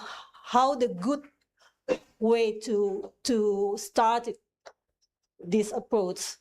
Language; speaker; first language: English; non-native, fluent; Indonesian